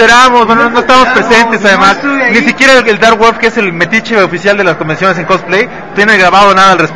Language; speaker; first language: Spanish; native; Spanish